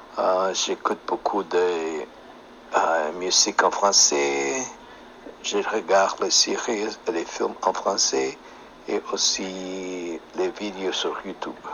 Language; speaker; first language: French; non-native, learner; English